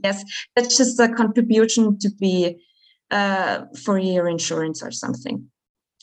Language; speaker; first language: English; non-native, fluent; German